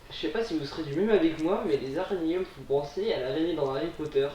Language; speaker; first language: French; native; French